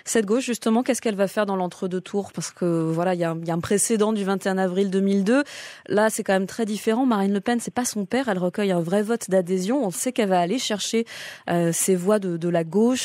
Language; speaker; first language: French; native; French